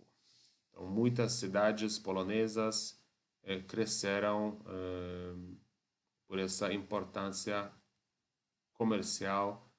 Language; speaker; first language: Portuguese; non-native, fluent; Polish